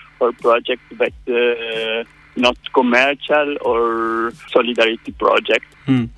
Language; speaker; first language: English; non-native, learner; Italian